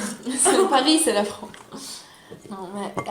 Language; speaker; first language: French; non-native, fluent; German